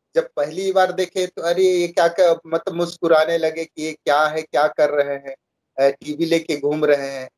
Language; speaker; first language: Hindi; native; Hindi